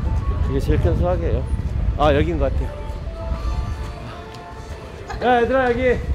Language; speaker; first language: Korean; native; Korean